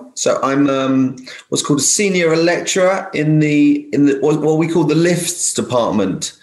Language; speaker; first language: English; native; English